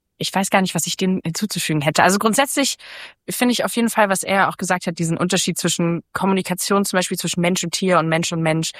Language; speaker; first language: German; native; German